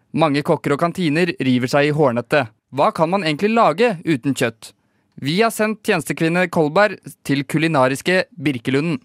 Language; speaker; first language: Norwegian; native; Norwegian